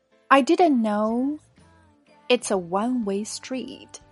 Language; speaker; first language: English; non-native, fluent; Chinese